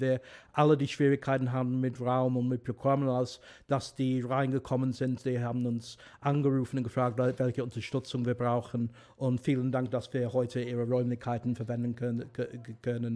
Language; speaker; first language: German; non-native, fluent; English